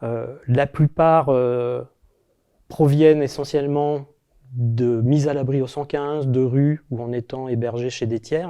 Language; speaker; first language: French; native; French